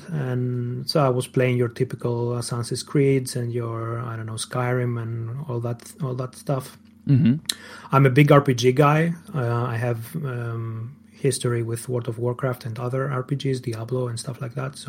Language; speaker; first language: English; non-native, fluent; Greek